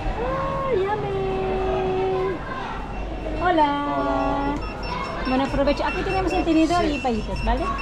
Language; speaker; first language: Spanish; non-native, learner; Filipino